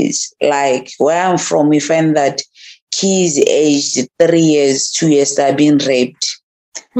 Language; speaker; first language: English; non-native, local second language; Tswana